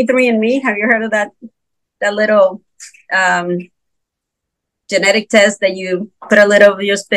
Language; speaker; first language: English; non-native, fluent; Spanish